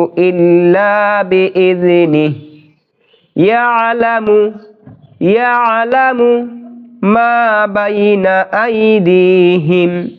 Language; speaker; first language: Arabic; non-native, learner; Bangla